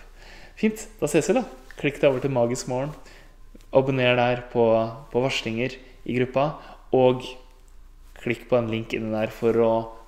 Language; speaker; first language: Norwegian; native; Norwegian